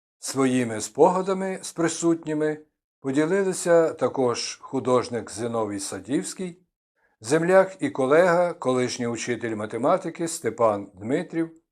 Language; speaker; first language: Ukrainian; native; Ukrainian